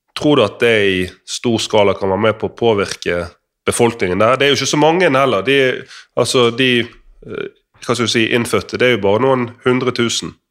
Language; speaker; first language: Norwegian; native; Norwegian